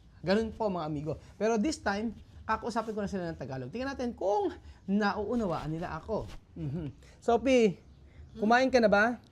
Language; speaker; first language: Filipino; native; Filipino